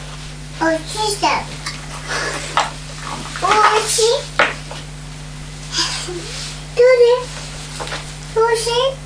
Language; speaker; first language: Japanese; native; Japanese